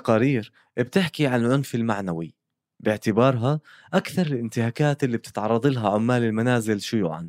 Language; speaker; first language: Arabic; native; Arabic